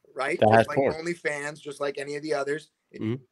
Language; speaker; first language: English; native; English